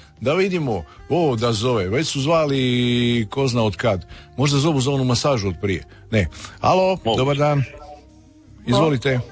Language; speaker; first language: Croatian; native; Croatian